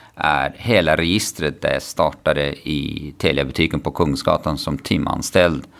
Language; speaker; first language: Swedish; non-native, fluent; Arabic